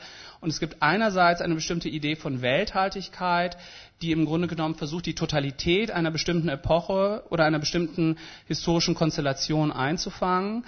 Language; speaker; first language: German; native; German